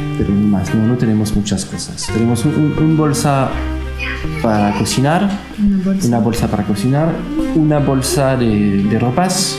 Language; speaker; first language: Spanish; non-native, learner; French